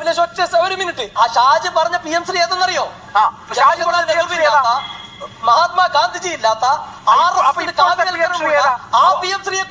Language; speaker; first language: Malayalam; native; Malayalam